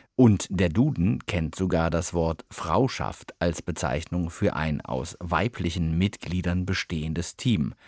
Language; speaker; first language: German; native; German